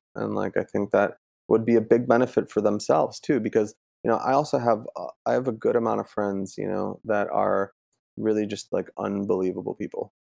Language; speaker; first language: English; early bilingual, other home language; Italian